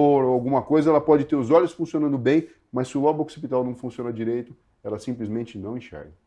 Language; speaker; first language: Portuguese; native; Portuguese